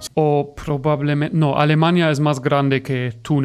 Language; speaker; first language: Spanish; non-native, fluent; German